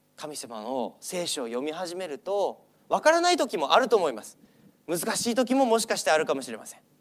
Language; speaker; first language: Japanese; non-native, fluent; English